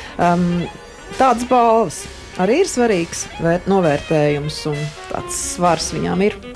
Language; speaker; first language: Latvian; native; Latvian